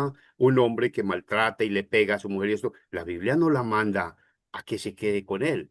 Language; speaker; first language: Spanish; native; Spanish